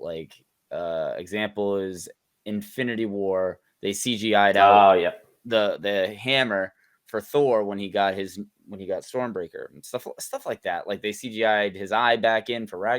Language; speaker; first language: English; native; English